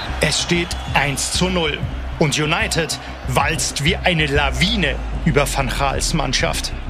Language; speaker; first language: German; native; German